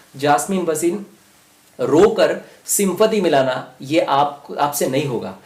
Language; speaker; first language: Hindi; non-native, local second language; Marathi